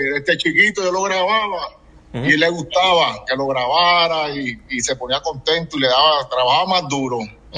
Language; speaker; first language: Spanish; early bilingual, heritage; English